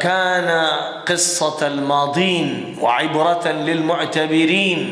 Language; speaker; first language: Arabic; non-native, fluent; Urdu